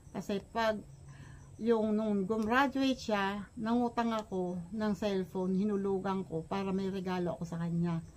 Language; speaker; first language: Filipino; native; Filipino